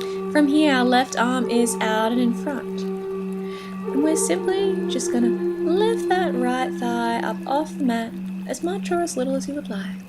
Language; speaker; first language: English; native; English